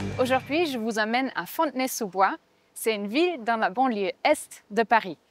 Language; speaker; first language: French; non-native, fluent; German